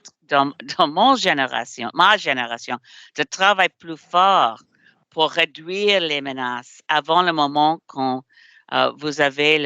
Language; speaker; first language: French; non-native, learner; English